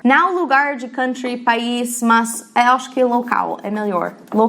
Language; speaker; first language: Portuguese; non-native, fluent; English